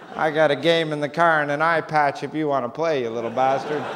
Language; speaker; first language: English; native; English